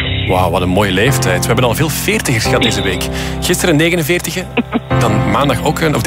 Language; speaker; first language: Dutch; native; Dutch